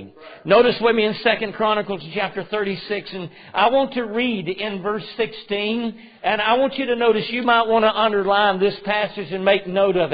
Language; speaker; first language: English; native; English